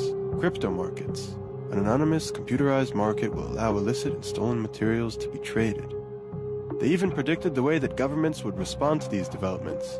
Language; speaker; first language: English; non-native, fluent; Hebrew